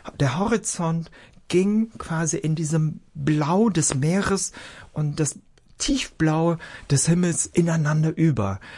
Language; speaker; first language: German; early bilingual, other home language; Vietnamese